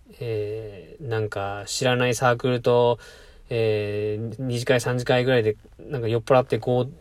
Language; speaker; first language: Japanese; native; Japanese